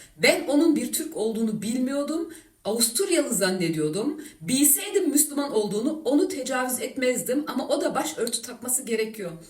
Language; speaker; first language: Turkish; native; Turkish